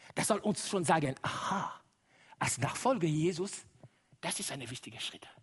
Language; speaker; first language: German; non-native, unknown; Lingala